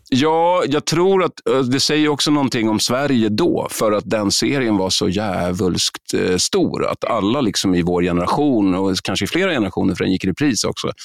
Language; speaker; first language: Swedish; native; Swedish